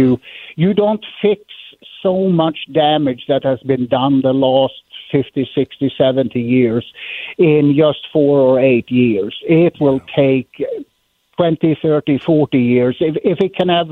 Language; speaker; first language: English; non-native, fluent; Swedish